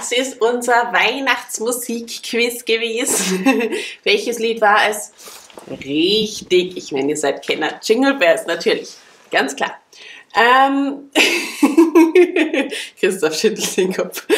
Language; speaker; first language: German; native; German